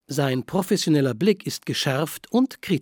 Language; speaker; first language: German; native; German